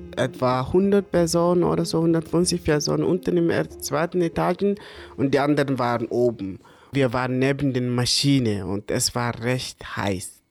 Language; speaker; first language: German; early bilingual, other home language; Arabic